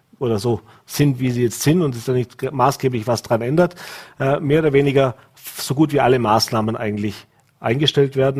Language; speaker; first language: German; native; German